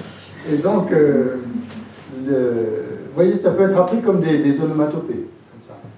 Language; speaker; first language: French; native; French